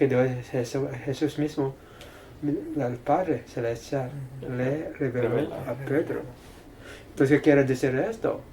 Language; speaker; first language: Spanish; non-native, fluent; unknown